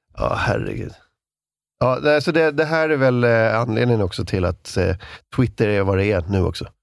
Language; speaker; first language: Swedish; native; Swedish